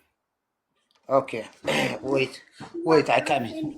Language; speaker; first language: English; non-native, learner; Tigrinya